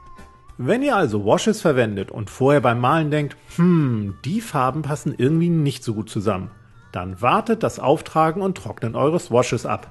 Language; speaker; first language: German; native; German